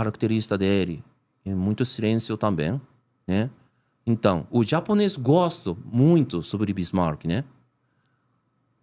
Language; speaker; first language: Portuguese; non-native, learner; Japanese